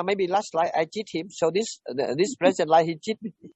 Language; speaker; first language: English; non-native, learner; Vietnamese